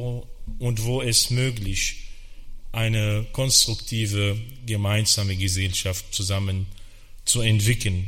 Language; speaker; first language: German; non-native, fluent; Arabic